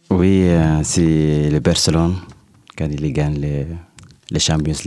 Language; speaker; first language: French; non-native, learner; Arabic